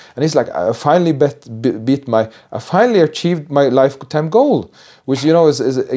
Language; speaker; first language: English; non-native, fluent; Norwegian